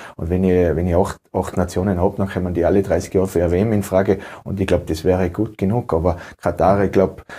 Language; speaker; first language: German; native; German